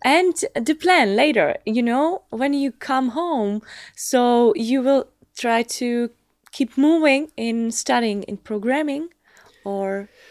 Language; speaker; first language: English; non-native, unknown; Czech